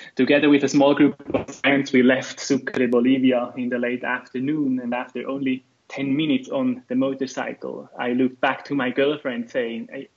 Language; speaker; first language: English; non-native, fluent; German